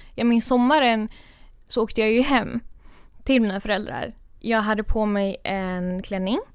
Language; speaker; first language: Swedish; early bilingual, other home language; Kurdish